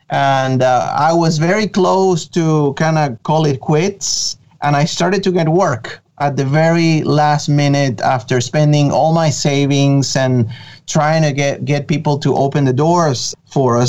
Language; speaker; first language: English; non-native, fluent; Spanish